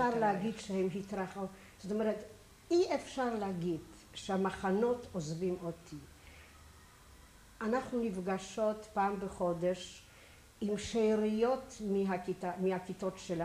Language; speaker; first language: Hebrew; non-native, fluent; Polish